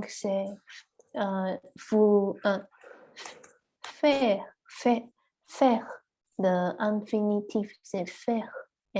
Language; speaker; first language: French; non-native, learner; Chinese